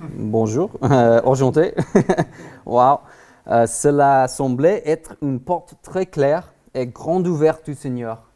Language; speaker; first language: French; non-native, learner; English